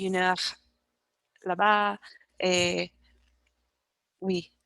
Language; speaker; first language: French; non-native, learner; Portuguese